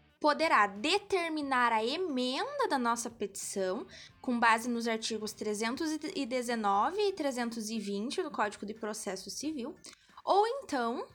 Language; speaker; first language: Portuguese; native; Portuguese